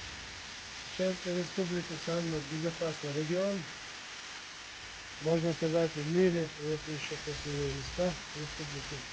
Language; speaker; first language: Russian; non-native, local second language; Chechen